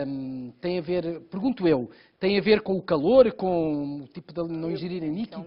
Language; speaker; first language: Portuguese; native; Portuguese